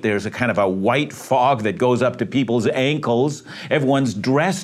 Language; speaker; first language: English; native; English